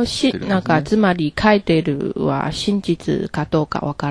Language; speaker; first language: Japanese; non-native, learner; Chinese